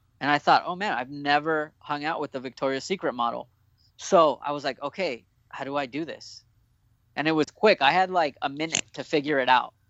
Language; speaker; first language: English; native; English